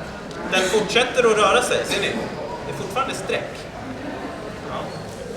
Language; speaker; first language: Swedish; native; Swedish